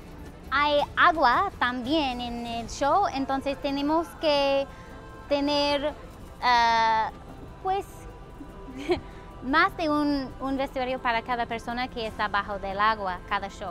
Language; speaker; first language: Spanish; non-native, fluent; English